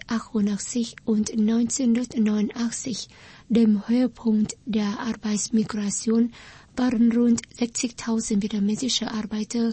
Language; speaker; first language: German; non-native, fluent; Vietnamese